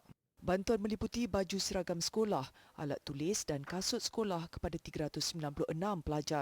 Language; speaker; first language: Malay; native; Malay